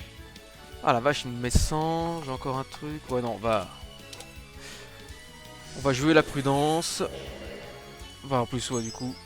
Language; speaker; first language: French; native; French